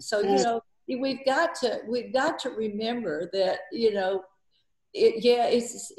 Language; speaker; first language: English; native; English